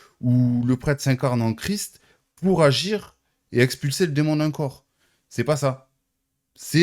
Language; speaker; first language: French; native; French